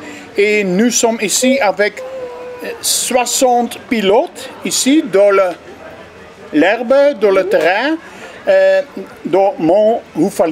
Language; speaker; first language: French; non-native, local second language; Dutch